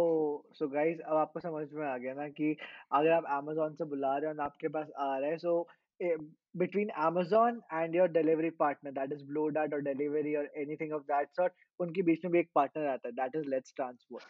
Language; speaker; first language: English; non-native, local second language; Hindi